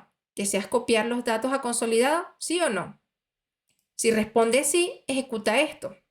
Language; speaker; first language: Spanish; native; Spanish